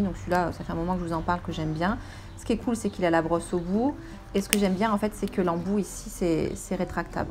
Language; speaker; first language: French; native; French